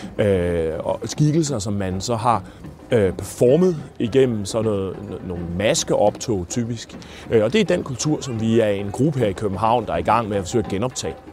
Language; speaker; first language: Danish; native; Danish